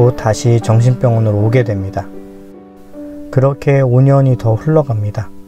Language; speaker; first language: Korean; native; Korean